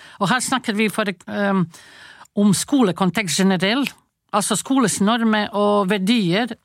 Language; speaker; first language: Norwegian; non-native, fluent; Croatian